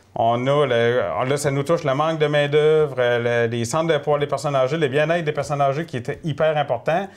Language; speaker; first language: French; native; French